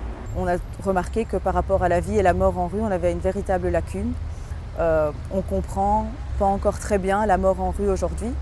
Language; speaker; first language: French; native; French